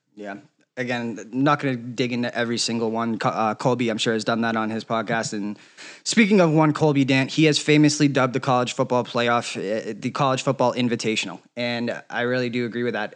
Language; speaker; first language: English; native; English